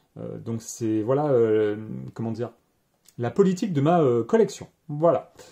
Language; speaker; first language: French; native; French